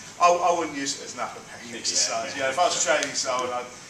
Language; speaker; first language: English; native; English